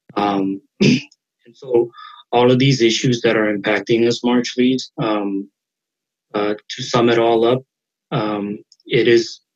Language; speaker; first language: English; native; English